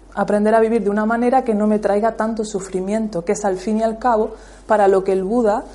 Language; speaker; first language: Spanish; native; Spanish